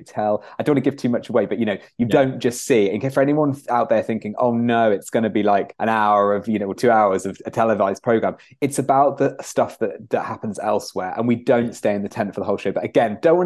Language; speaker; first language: English; native; English